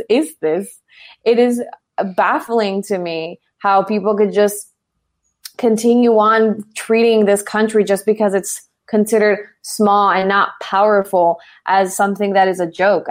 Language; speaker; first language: English; native; English